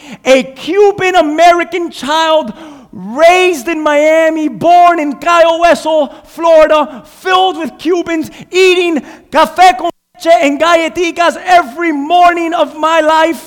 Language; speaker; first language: English; non-native, fluent; Spanish